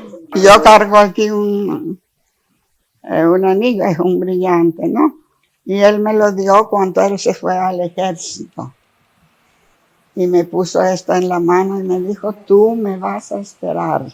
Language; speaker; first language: Spanish; non-native, fluent; Greek